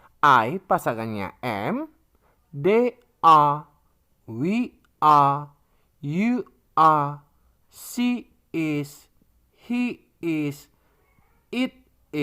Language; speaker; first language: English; non-native, fluent; Indonesian